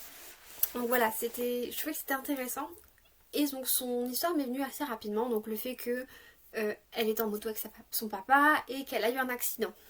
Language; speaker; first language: French; native; French